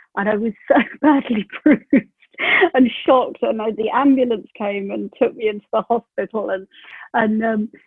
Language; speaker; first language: English; native; English